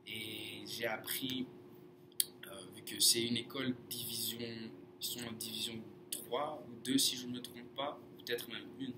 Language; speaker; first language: French; non-native, fluent; English